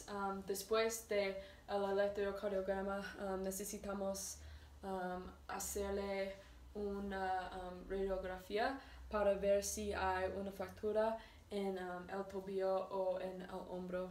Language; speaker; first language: Spanish; non-native, learner; English